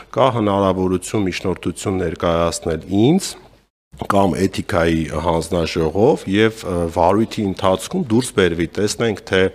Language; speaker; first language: Armenian; native; Armenian